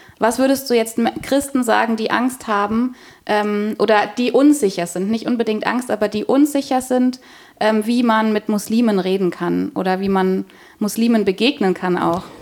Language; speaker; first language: German; native; German